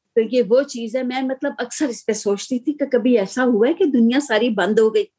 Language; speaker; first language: Urdu; native; Urdu